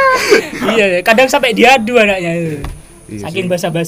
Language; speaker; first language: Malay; non-native, local second language; Javanese